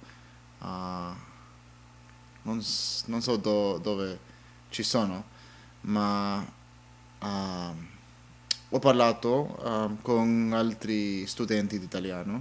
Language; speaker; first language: Italian; non-native, learner; English